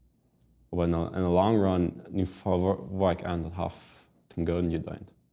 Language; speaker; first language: German; non-native, learner; Plautdietsch